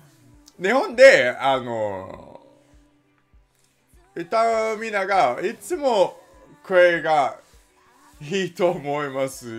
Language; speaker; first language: Japanese; non-native, learner; English